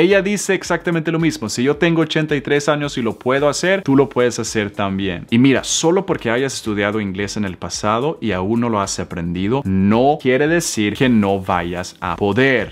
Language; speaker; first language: Spanish; non-native, fluent; Swedish